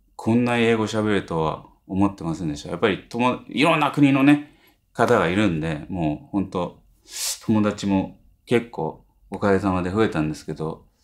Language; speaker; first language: Japanese; early bilingual, heritage; Japanese